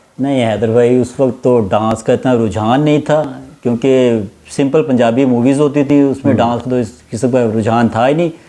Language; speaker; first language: Urdu; native; Urdu